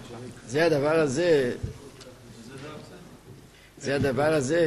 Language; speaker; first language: Hebrew; native; Hebrew